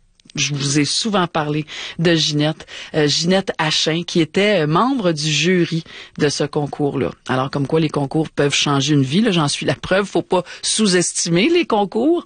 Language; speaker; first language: French; native; French